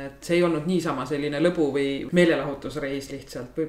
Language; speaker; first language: Estonian; native; Estonian